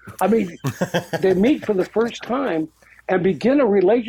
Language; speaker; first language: English; native; English